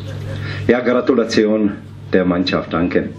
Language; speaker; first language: German; non-native, fluent; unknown